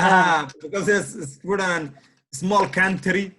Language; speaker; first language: English; non-native, learner; Somali